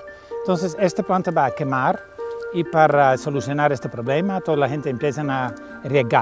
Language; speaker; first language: Spanish; non-native, fluent; Dutch